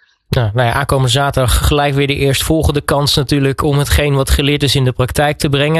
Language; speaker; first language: Dutch; native; Dutch